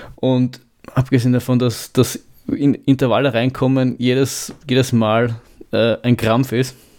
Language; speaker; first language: German; native; German